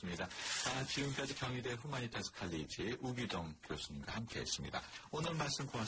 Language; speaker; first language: Korean; native; Korean